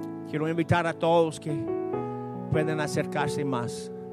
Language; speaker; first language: Spanish; non-native, fluent; English